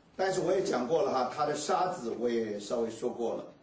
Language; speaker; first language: Chinese; native; Chinese